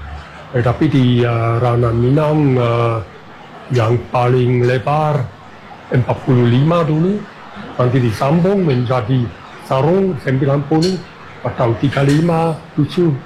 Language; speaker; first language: Indonesian; non-native, fluent; German